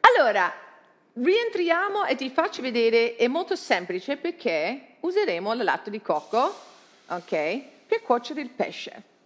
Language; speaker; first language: Italian; non-native, fluent; English